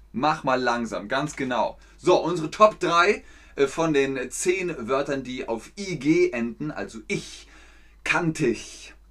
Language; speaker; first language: German; native; German